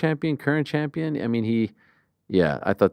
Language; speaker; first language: English; native; English